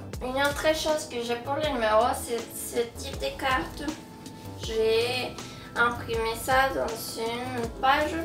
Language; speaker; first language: French; non-native, fluent; Spanish